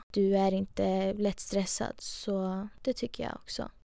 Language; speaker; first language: Swedish; early bilingual, other home language; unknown